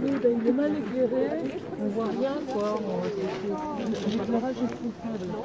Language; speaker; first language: French; native; French